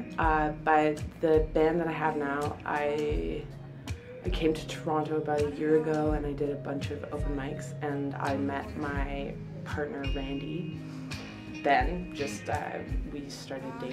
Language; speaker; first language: English; native; English